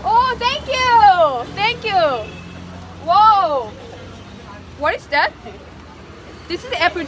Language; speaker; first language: English; non-native, learner; Korean